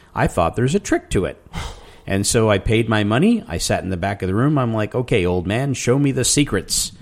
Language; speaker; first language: English; native; English